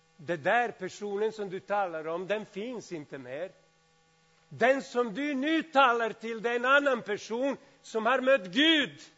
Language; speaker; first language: Swedish; non-native, fluent; Serbian